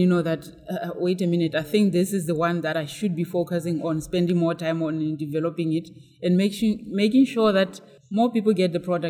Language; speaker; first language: English; non-native, local second language; Tswana